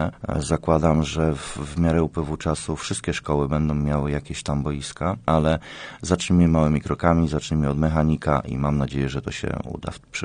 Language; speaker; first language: Polish; native; Polish